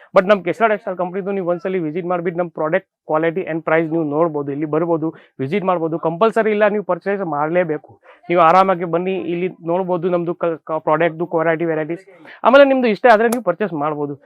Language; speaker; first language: Kannada; non-native, fluent; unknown